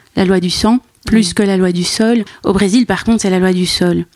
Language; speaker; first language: French; native; French